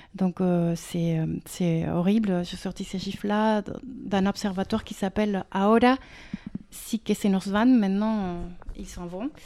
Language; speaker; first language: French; non-native, fluent; Spanish